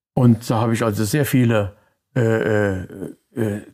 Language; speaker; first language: German; native; German